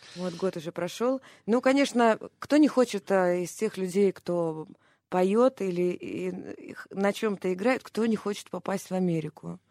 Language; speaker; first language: Russian; native; Russian